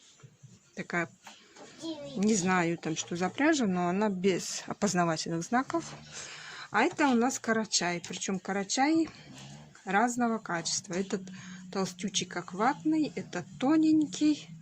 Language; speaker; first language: Russian; native; Russian